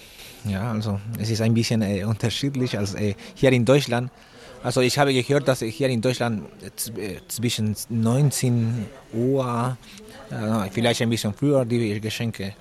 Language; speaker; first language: German; non-native, learner; Spanish